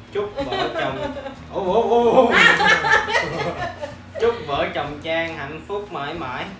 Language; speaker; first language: Vietnamese; early bilingual, other home language; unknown